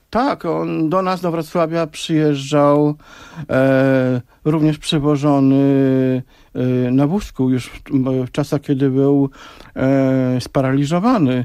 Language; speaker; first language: Polish; native; Polish